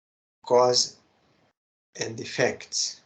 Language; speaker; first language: English; non-native, fluent; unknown